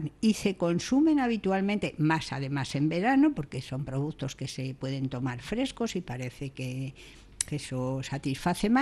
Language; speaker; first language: Spanish; native; Spanish